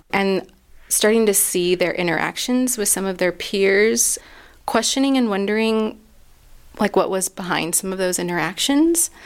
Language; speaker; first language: English; native; English